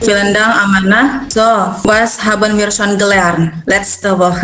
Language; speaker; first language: German; non-native, learner; Indonesian